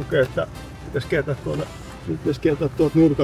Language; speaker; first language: Finnish; native; Finnish